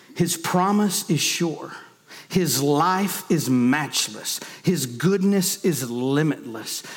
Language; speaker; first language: English; native; English